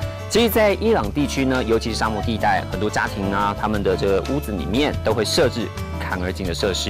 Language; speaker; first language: Chinese; native; Chinese